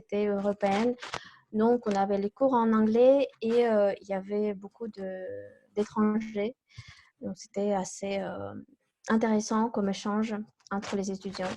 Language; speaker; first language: French; non-native, fluent; Kazakh